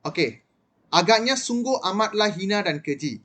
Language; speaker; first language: Malay; non-native, local second language; Tamil